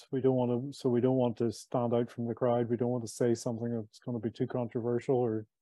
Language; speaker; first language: English; native; English